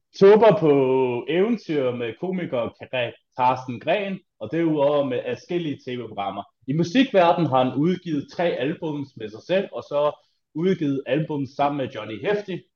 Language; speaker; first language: Danish; native; Danish